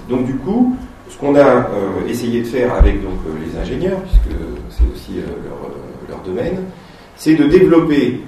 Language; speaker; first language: French; native; French